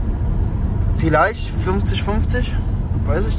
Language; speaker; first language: German; non-native, learner; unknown